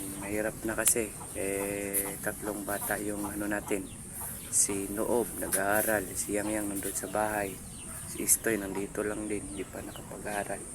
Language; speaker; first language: Filipino; non-native, local second language; Cebuano